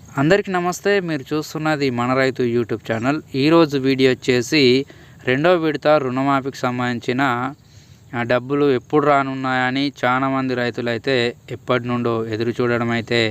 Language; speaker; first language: Telugu; native; Telugu